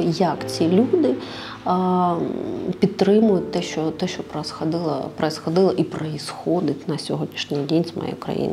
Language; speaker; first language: Ukrainian; non-native, local second language; Russian